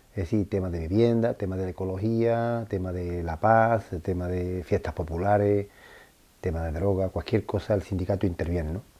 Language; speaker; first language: Spanish; native; Spanish